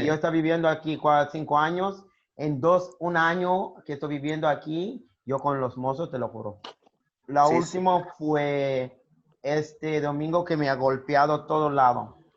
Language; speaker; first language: Spanish; non-native, learner; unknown